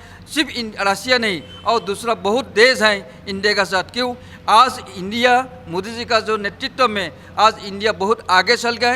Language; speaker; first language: Hindi; non-native, local second language; Assamese